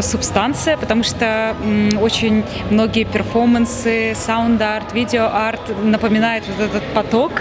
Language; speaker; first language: Russian; native; Russian